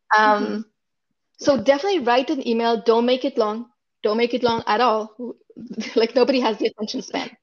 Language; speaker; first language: English; non-native, fluent; Hebrew